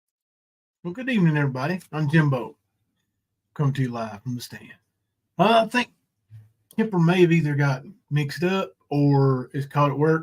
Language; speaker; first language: English; native; English